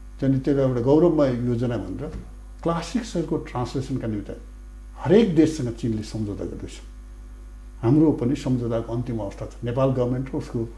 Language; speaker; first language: Nepali; native; Nepali